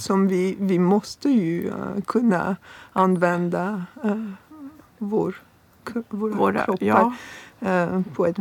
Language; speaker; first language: Swedish; non-native, fluent; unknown